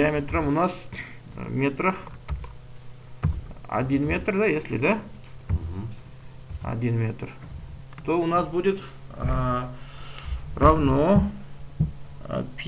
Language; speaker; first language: Russian; native; Russian